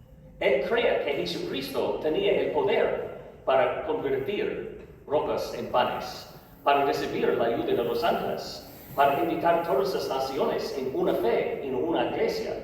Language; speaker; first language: Spanish; non-native, learner; English